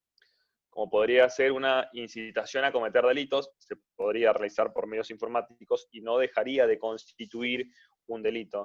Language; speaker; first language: Spanish; native; Spanish